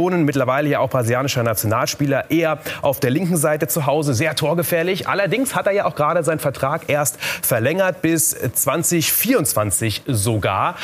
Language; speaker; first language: German; native; German